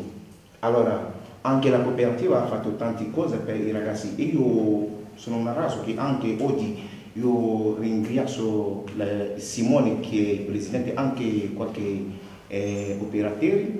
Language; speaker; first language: Italian; non-native, learner; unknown